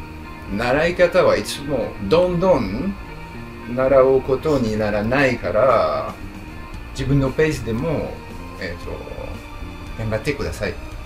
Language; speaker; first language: Japanese; non-native, learner; French